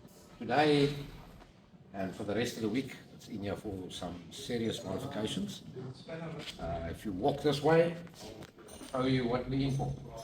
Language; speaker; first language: English; native; English